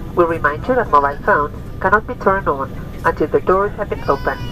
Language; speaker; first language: English; non-native, fluent; Spanish